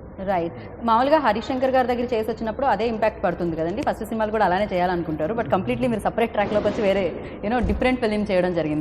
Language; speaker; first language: Telugu; native; Telugu